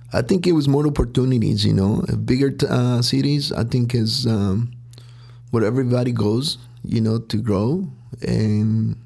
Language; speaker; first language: English; non-native, fluent; Spanish